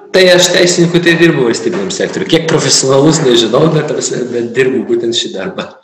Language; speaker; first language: Lithuanian; non-native, local second language; Polish